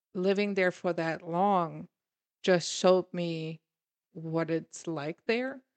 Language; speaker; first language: English; non-native, fluent; German